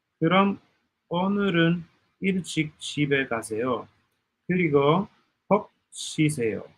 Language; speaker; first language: Korean; non-native, learner; Italian